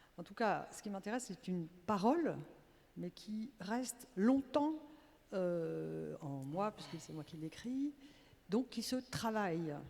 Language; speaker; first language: French; native; French